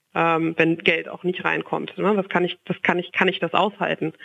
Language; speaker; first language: German; native; German